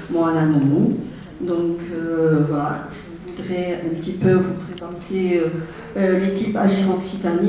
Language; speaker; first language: French; native; French